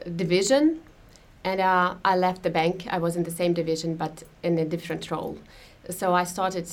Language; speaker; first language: English; non-native, fluent; Russian